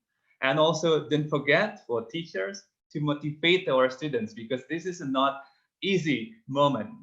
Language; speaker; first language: English; non-native, fluent; Indonesian